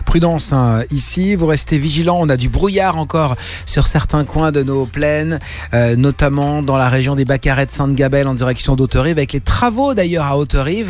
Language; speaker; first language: French; native; French